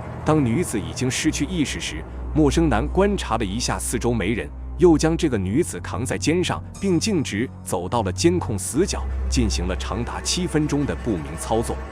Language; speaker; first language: Chinese; native; Chinese